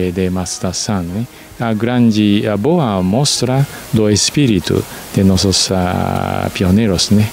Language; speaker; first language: Portuguese; non-native, fluent; Japanese